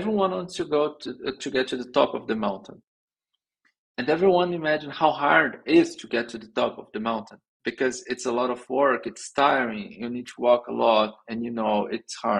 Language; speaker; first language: English; non-native, fluent; Portuguese